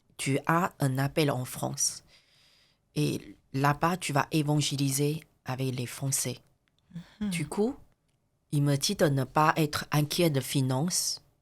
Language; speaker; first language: French; non-native, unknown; Chinese